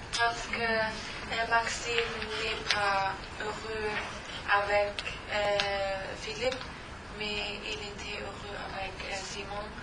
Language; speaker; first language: French; non-native, learner; German